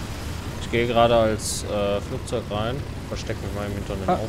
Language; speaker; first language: German; native; German